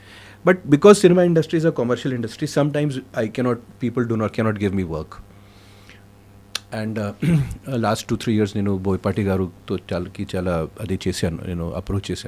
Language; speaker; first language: Telugu; non-native, fluent; Hindi